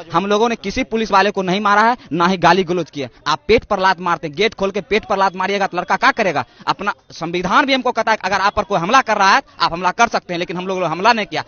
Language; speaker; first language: Hindi; native; Hindi